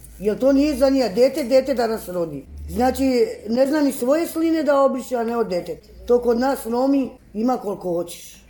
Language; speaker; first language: Serbian; non-native, local second language; Romany